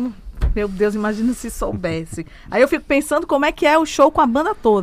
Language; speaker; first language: Portuguese; native; Portuguese